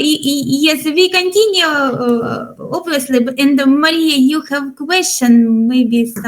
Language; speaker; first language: English; non-native, learner; Ukrainian